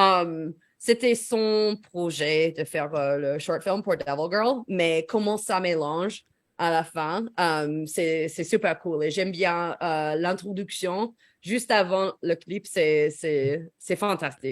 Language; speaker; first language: French; non-native, learner; English